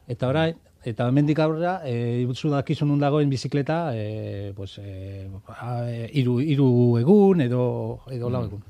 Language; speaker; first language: Basque; non-native, local second language; Spanish